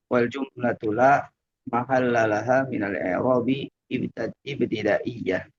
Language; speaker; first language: Arabic; non-native, learner; Indonesian